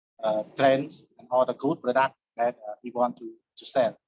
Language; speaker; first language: English; non-native, learner; Khmer